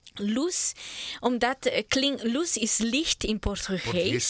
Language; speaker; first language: Dutch; non-native, learner; Portuguese